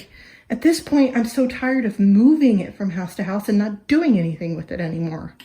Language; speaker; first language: English; native; English